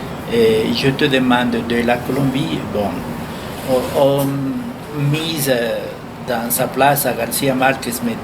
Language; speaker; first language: French; non-native, fluent; Spanish